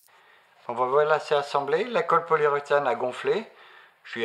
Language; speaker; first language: French; native; French